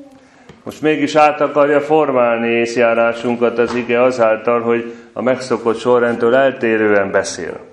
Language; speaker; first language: Hungarian; native; Hungarian